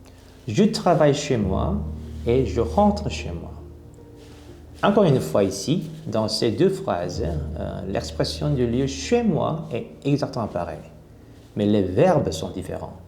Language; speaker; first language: French; non-native, fluent; Korean